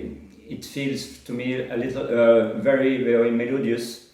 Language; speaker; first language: English; non-native, fluent; French